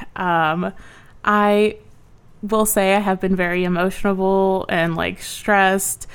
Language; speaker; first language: English; early bilingual, other home language; Ukrainian